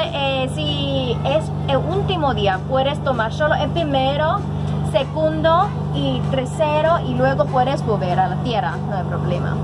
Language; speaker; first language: Spanish; non-native, learner; Thai